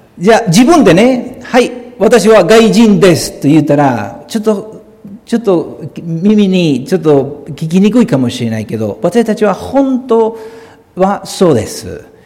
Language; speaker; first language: Japanese; non-native, fluent; Spanish